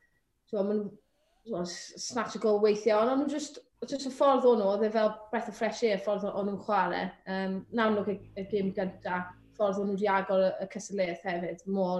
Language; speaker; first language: Welsh; native; Welsh